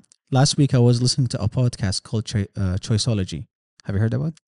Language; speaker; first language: English; non-native, fluent; Arabic